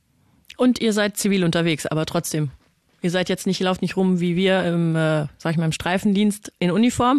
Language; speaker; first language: German; native; German